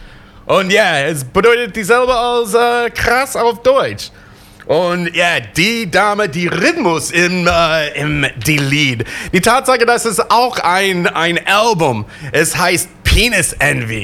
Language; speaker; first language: German; non-native, fluent; English